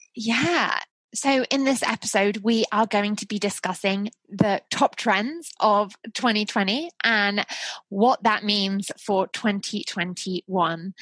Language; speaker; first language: English; native; English